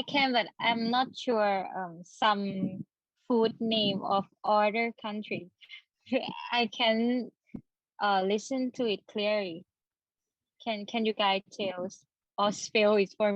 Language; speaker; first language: English; non-native, learner; Thai